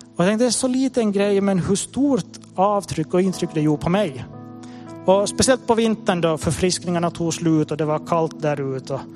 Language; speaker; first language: Swedish; native; Swedish